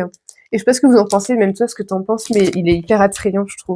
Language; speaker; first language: French; native; French